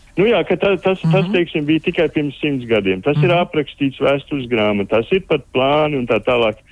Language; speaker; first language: Latvian; native; Latvian